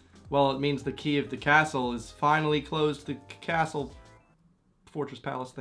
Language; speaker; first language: English; native; English